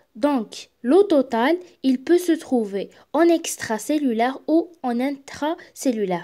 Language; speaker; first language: French; non-native, local second language; Arabic